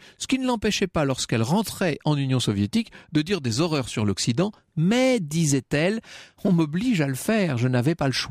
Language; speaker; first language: French; native; French